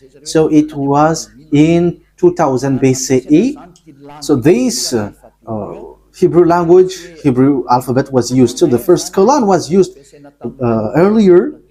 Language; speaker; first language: English; non-native, fluent; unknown